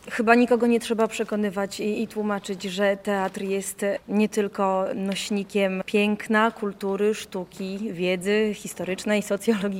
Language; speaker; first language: Polish; native; Polish